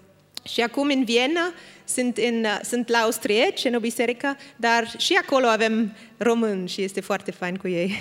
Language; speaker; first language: Romanian; non-native, fluent; English